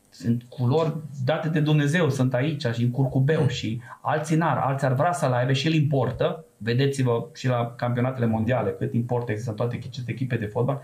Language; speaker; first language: Romanian; non-native, local second language; Serbian